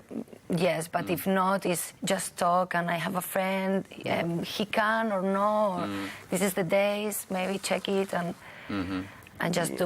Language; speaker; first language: English; non-native, learner; Catalan